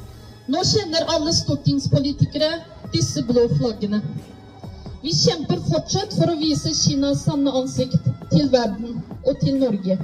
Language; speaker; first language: Norwegian; non-native, fluent; Uyghur